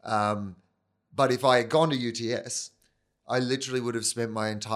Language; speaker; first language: English; native; English